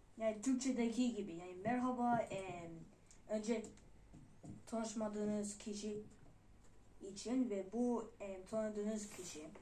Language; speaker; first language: Turkish; non-native, learner; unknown